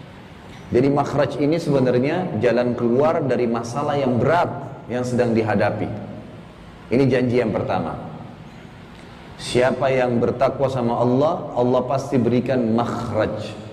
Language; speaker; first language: Indonesian; native; Indonesian